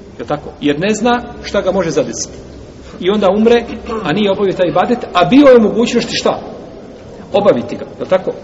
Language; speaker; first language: Bosnian; native; Bosnian